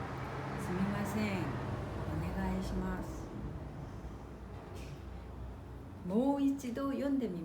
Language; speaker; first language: Japanese; non-native, fluent; Korean